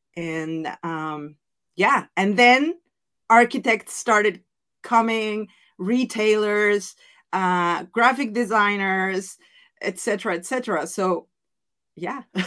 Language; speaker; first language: English; non-native, fluent; Spanish